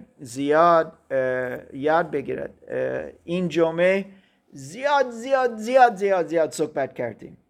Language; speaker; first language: Persian; non-native, learner; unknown